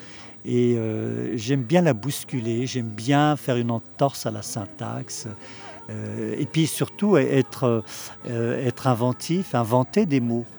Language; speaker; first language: French; early bilingual, other home language; Kabyle